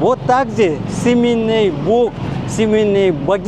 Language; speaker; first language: Russian; non-native, fluent; Nepali